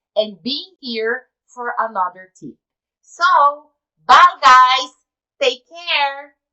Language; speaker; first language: English; non-native, fluent; Portuguese